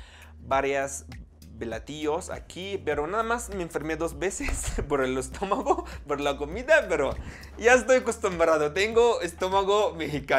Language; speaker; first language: Spanish; non-native, fluent; Arabic